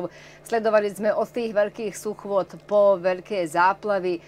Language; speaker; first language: Slovak; native; Slovak